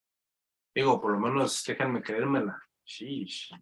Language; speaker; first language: Spanish; native; Spanish